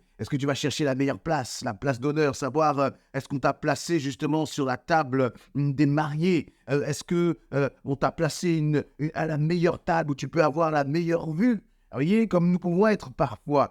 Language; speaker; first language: French; native; French